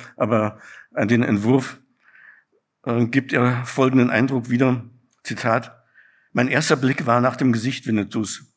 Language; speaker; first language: German; native; German